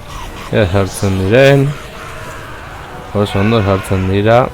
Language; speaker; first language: Basque; native; Basque